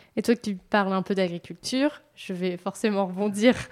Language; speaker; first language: French; native; French